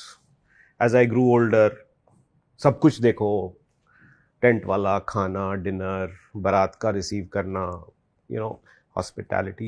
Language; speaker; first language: English; non-native, local second language; Hindi